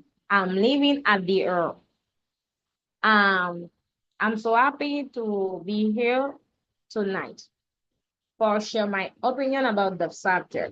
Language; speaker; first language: English; non-native, learner; French